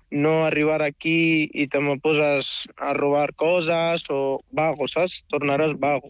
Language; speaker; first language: Catalan; non-native, fluent; Arabic